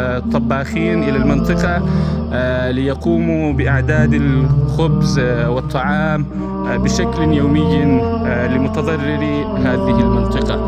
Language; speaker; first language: Arabic; non-native, fluent; Pashto